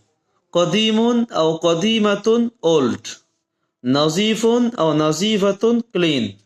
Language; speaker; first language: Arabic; non-native, fluent; Bangla